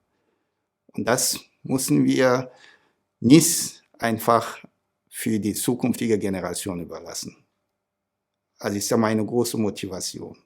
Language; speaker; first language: German; non-native, fluent; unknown